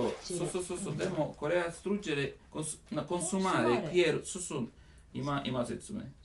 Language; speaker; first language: Japanese; non-native, learner; Italian